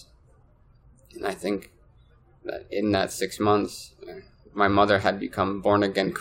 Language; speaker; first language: English; native; English